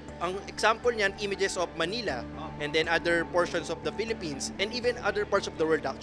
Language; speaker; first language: English; non-native, local second language; Filipino